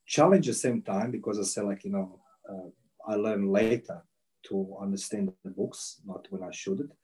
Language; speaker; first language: English; non-native, learner; Croatian